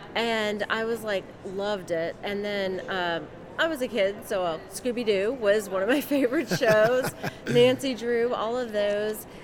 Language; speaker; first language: English; native; English